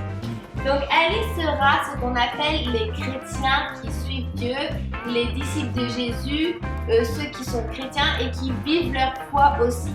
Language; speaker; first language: French; native; French